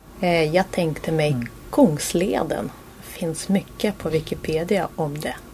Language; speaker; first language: Swedish; non-native, learner; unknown